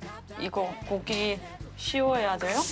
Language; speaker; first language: Korean; non-native, learner; German